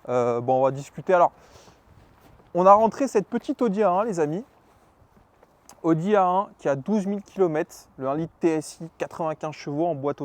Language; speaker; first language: French; native; French